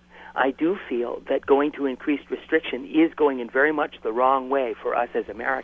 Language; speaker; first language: English; native; English